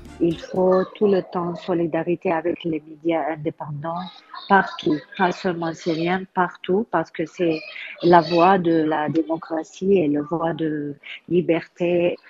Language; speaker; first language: French; non-native, learner; Arabic